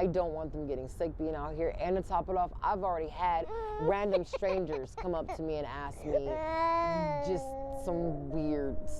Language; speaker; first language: English; native; English